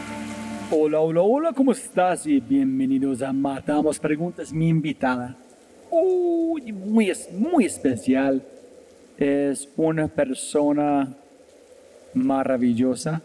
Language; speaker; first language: Spanish; non-native, fluent; English